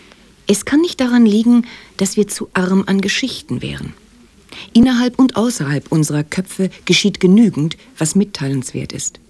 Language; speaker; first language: German; native; German